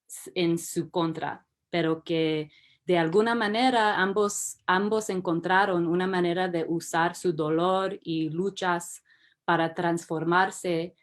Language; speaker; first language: Spanish; early bilingual, heritage; English